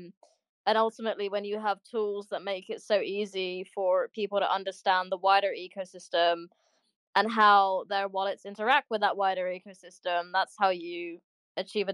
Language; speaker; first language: English; native; English